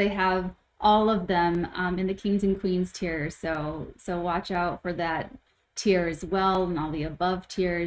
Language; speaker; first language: English; native; English